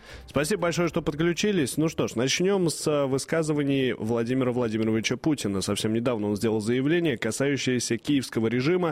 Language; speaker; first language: Russian; native; Russian